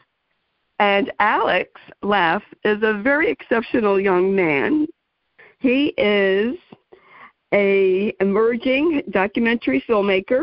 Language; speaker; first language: English; native; English